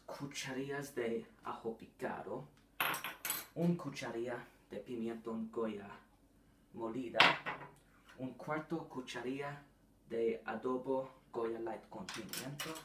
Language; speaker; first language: Spanish; non-native, learner; English